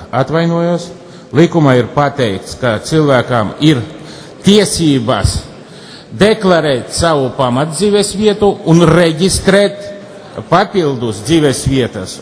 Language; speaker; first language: Latvian; non-native, local second language; Russian